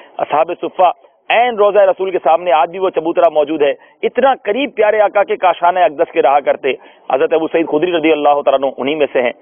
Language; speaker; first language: Urdu; native; Urdu